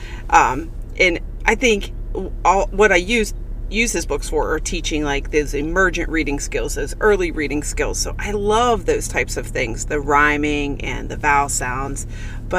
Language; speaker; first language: English; native; English